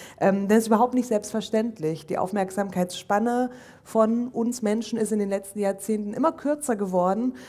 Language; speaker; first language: German; native; German